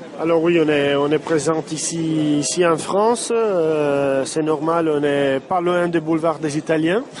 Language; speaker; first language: French; non-native, fluent; Italian